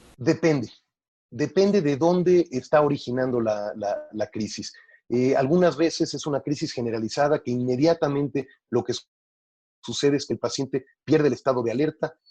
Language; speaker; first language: Spanish; native; Spanish